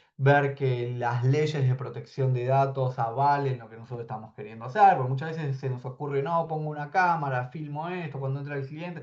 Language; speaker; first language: Spanish; native; Spanish